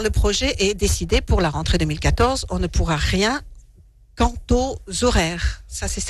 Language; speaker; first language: French; native; French